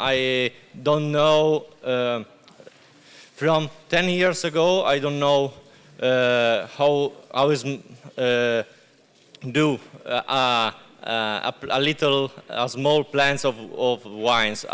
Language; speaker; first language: English; non-native, learner; Italian